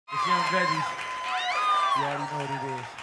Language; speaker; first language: English; native; English